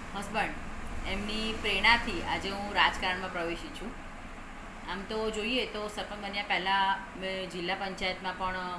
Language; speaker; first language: Gujarati; non-native, local second language; Rathawi